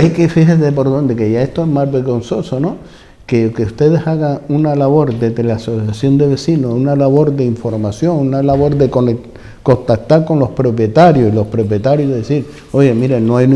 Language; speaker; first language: Spanish; native; Spanish